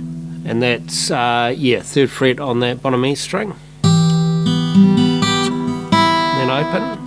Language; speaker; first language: English; native; English